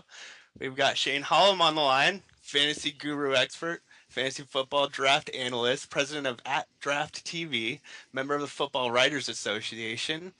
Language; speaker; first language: English; native; English